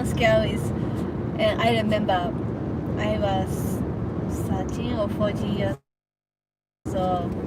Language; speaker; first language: English; non-native, learner; Japanese